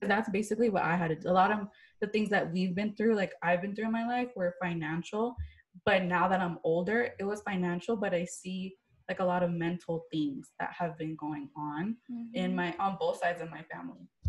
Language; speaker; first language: English; native; English